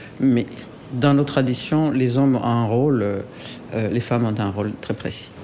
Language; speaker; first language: French; non-native, local second language; Rundi